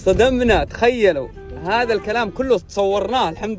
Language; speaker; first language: Arabic; native; Arabic